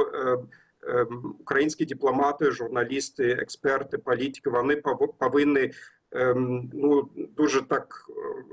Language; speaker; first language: Ukrainian; non-native, learner; German